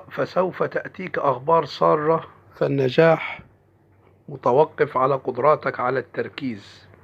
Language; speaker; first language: Arabic; native; Arabic